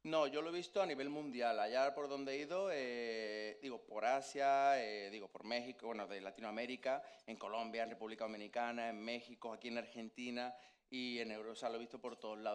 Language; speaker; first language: Spanish; native; Spanish